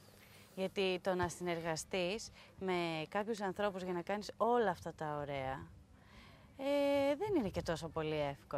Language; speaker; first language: Greek; native; Greek